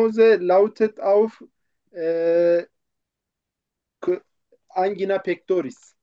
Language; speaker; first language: German; non-native, fluent; Turkish